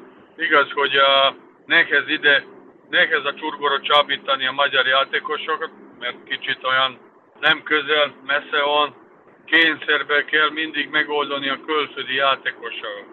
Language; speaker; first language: Hungarian; non-native, fluent; Serbian